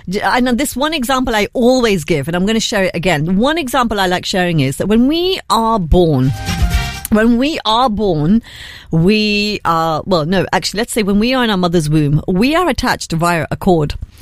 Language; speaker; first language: English; early bilingual, other home language; Hindi